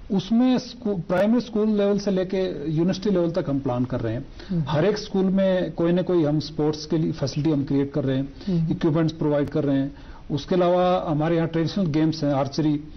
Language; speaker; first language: Hindi; non-native, local second language; Ladakhi